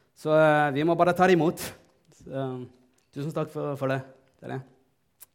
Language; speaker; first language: Norwegian; non-native, fluent; Tigrinya